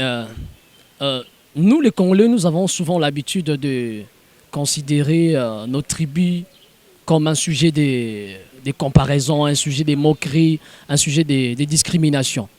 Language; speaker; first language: French; non-native, local second language; Lingala